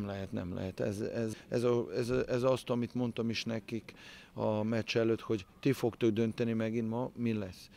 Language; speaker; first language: Hungarian; non-native, fluent; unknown